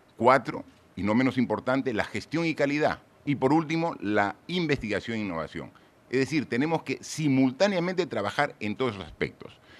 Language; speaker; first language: Spanish; native; Spanish